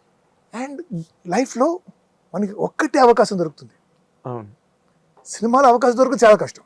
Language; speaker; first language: Telugu; non-native, fluent; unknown